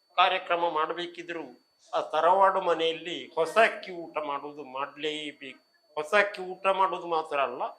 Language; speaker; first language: Kannada; non-native, local second language; Marathi